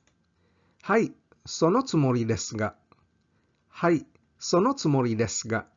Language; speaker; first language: Japanese; non-native, fluent; English